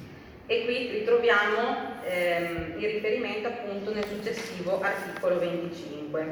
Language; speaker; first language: Italian; native; Italian